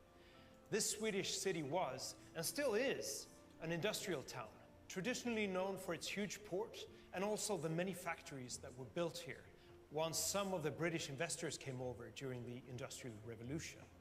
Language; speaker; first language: English; non-native, fluent; Swedish